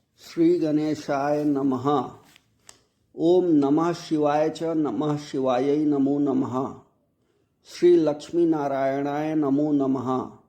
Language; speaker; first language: Hindi; native; Hindi